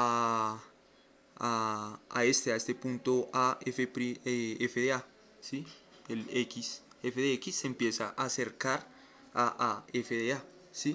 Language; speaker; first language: Spanish; native; Spanish